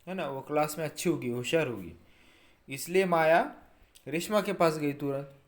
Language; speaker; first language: Hindi; non-native, local second language; Marathi